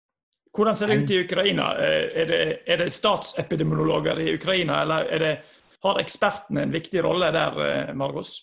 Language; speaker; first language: Norwegian; native; Norwegian